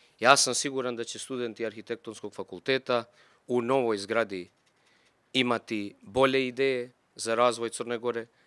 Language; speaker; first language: Bosnian; non-native, local second language; Albanian